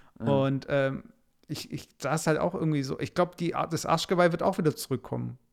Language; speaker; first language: German; native; German